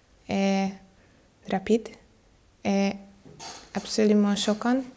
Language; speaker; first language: French; non-native, learner; Hungarian